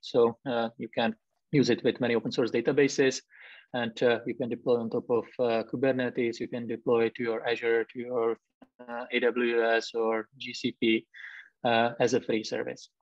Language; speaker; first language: English; non-native, fluent; Czech